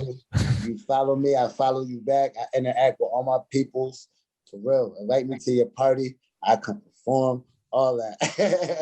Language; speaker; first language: English; native; English